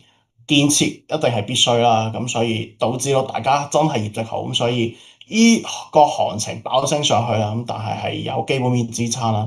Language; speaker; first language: Cantonese; native; Cantonese